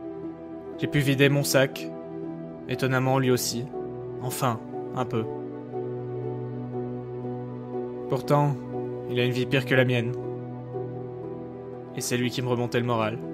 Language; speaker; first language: French; native; French